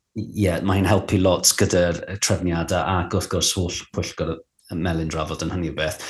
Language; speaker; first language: Welsh; non-native, local second language; English